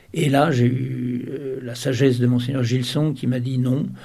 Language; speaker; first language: French; native; French